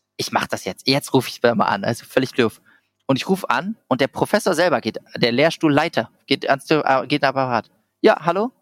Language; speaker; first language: German; native; German